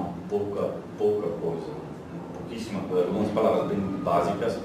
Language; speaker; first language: Portuguese; non-native, fluent; Slovenian